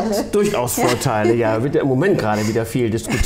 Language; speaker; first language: German; native; German